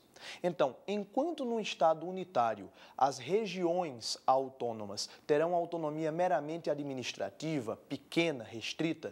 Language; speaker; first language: Portuguese; native; Portuguese